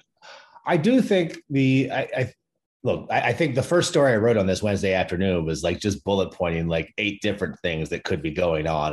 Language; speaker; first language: English; native; English